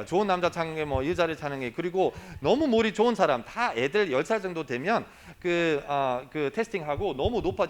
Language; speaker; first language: Korean; non-native, fluent; German